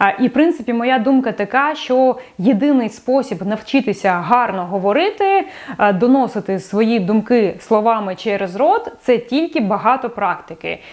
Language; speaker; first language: Ukrainian; non-native, local second language; Russian